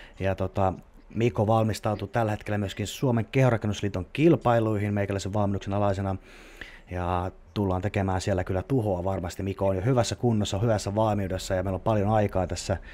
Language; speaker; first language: Finnish; native; Finnish